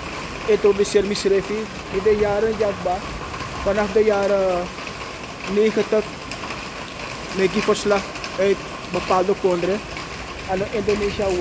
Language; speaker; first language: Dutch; non-native, local second language; Sranan Tongo